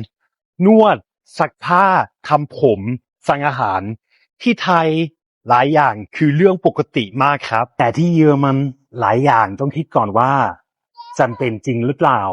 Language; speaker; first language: Thai; non-native, fluent; German